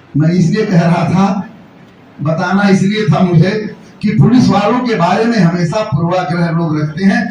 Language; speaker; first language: Hindi; native; Hindi